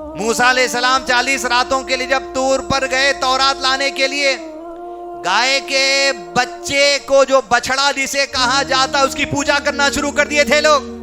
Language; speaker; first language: Urdu; native; Urdu